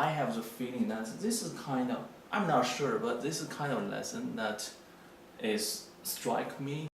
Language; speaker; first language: English; non-native, fluent; Chinese